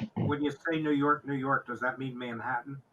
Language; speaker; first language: English; native; English